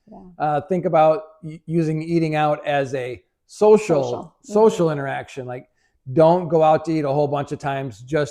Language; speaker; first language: English; native; English